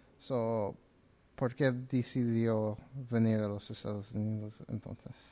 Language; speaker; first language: Spanish; early bilingual, heritage; Spanish